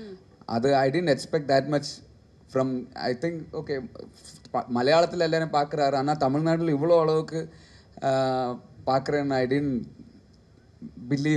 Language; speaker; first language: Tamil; non-native, learner; Malayalam